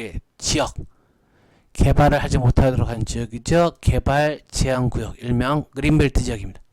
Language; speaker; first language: Korean; native; Korean